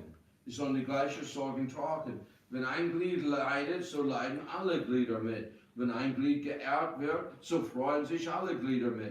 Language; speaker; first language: German; non-native, fluent; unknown